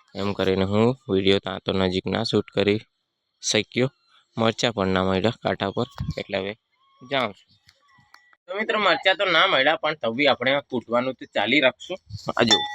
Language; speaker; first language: Gujarati; non-native, local second language; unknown